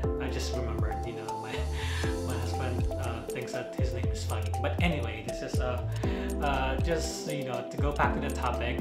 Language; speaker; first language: English; non-native, local second language; Filipino